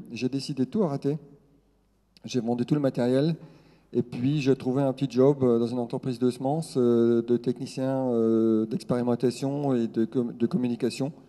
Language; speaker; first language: French; non-native, local second language; Swiss German